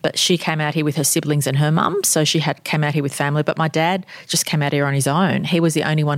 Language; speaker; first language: English; non-native, local second language; Armenian